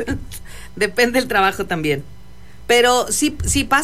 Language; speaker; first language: Spanish; native; Spanish